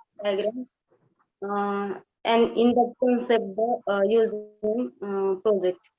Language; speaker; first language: English; non-native, learner; Marathi